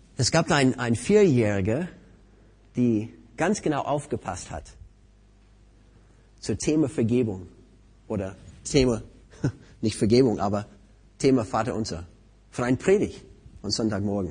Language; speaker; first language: German; non-native, fluent; English